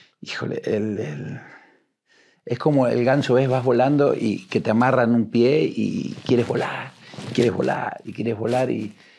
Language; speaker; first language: Spanish; native; Spanish